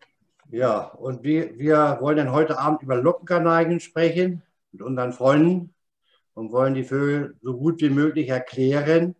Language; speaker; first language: German; native; German